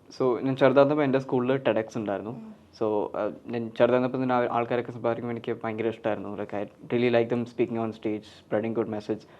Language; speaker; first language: Malayalam; early bilingual, heritage; Malayalam